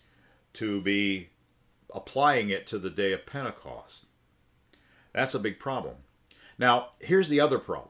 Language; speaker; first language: English; native; English